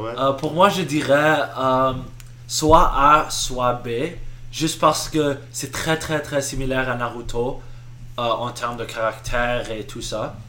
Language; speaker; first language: French; non-native, local second language; English